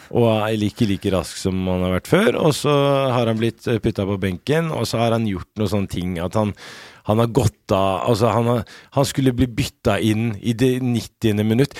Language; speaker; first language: Norwegian; early bilingual, other home language; Arabic